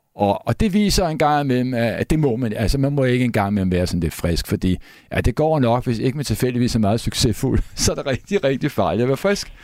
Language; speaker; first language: Danish; native; Danish